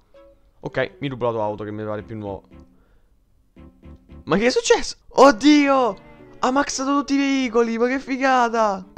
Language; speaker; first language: Italian; native; Italian